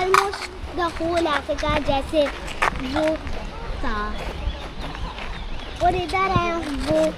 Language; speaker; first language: Hindi; early bilingual, heritage; Urdu